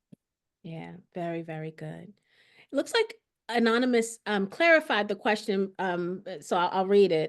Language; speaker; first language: English; native; English